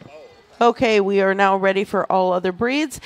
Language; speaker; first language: English; native; English